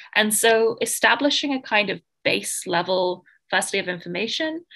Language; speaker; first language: English; native; English